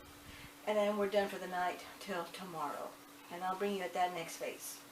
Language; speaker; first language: English; native; English